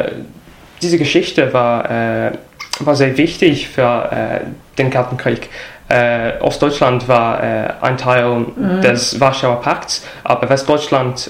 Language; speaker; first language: German; non-native, fluent; English